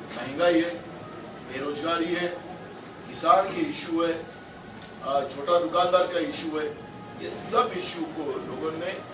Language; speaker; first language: Hindi; non-native, local second language; Marathi